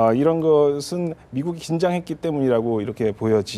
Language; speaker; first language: Korean; native; Korean